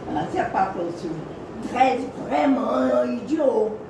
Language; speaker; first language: French; non-native, learner; Portuguese